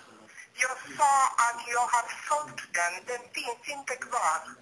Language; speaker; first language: Swedish; non-native, fluent; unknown